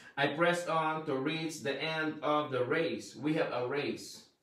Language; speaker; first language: English; non-native, local second language; Filipino